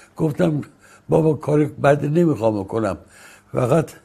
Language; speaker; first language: Persian; native; Persian